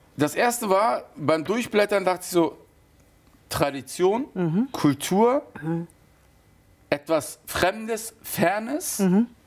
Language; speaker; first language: German; early bilingual, other home language; Turkish